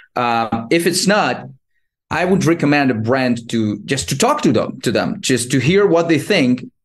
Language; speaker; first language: English; non-native, fluent; Ukrainian